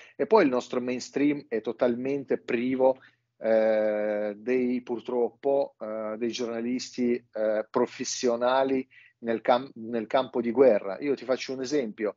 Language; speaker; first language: Italian; non-native, fluent; Russian